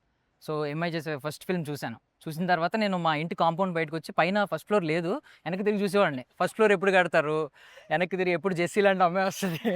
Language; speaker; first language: Telugu; native; Telugu